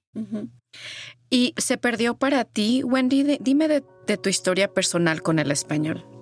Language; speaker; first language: Spanish; early bilingual, heritage; Spanish